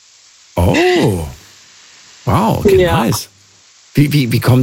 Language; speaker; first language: German; native; German